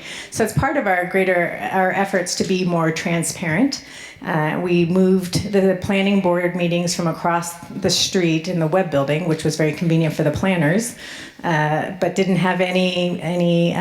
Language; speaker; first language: English; native; English